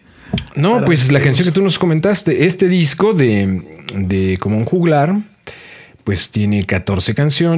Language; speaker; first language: Spanish; native; Spanish